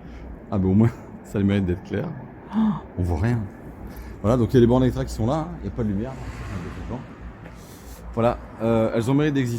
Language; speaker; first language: French; native; French